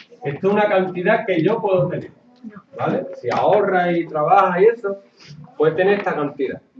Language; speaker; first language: Spanish; native; Spanish